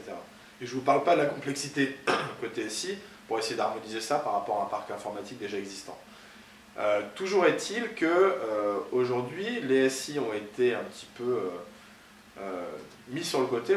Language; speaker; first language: French; native; French